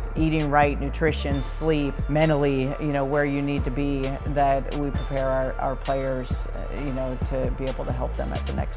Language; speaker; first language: English; native; English